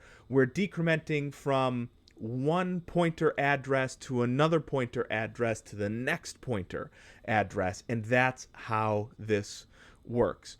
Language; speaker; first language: English; native; English